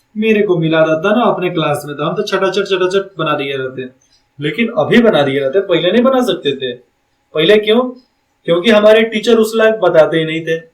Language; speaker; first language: Hindi; native; Hindi